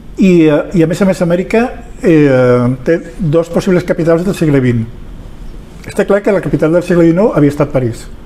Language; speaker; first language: Catalan; non-native, local second language; Spanish